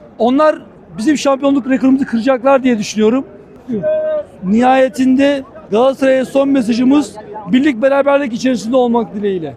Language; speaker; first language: Turkish; native; Turkish